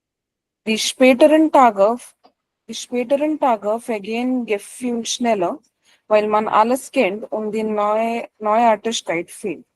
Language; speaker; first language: German; non-native, learner; Marathi